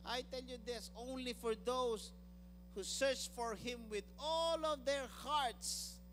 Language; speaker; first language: English; non-native, local second language; Filipino